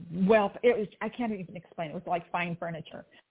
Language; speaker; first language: English; native; English